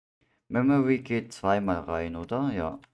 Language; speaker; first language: German; native; German